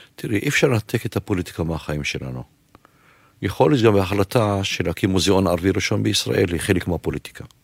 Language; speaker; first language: Hebrew; non-native, local second language; Arabic